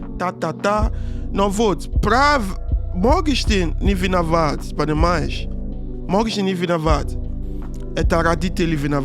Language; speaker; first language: Russian; non-native, learner; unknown